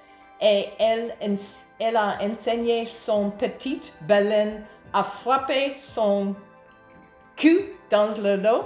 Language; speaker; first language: French; non-native, learner; English